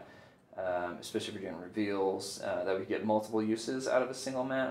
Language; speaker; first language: English; native; English